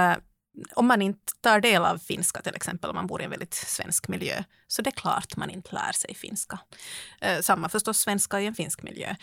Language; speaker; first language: Swedish; native; Swedish